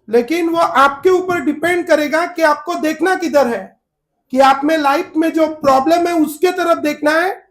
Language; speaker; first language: Hindi; non-native, local second language; Marathi